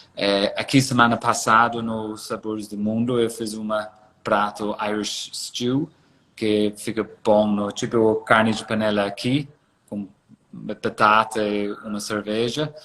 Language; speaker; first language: Portuguese; non-native, fluent; English